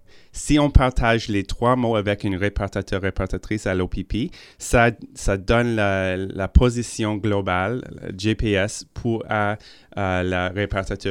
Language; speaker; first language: French; non-native, local second language; English